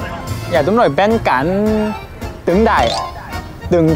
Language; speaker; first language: Vietnamese; native; Vietnamese